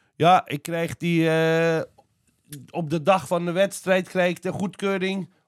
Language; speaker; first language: Dutch; non-native, fluent; Azerbaijani